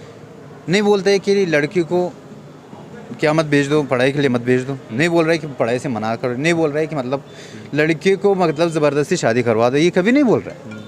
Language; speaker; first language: Hindi; non-native, learner; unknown